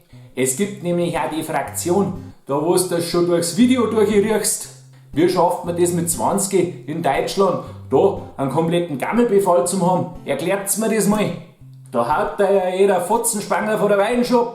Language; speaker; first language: German; native; German